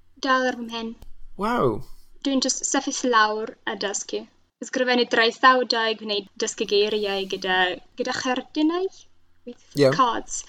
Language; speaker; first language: Welsh; non-native, fluent; Russian